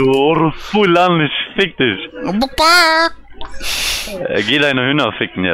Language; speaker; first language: German; native; German